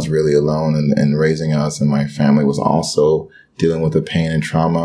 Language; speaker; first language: English; early bilingual, other home language; Haitian Creole